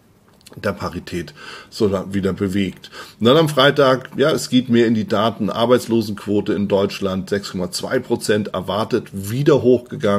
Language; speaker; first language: German; native; German